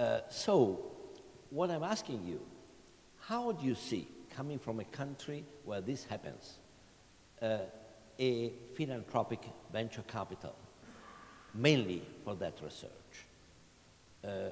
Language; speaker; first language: English; non-native, fluent; Italian